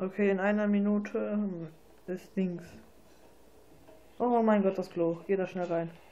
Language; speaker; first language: German; native; German